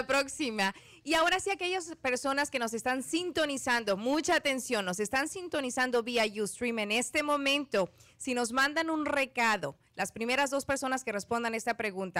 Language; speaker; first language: Spanish; native; Spanish